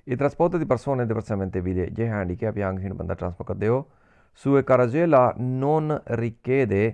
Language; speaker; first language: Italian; non-native, learner; Punjabi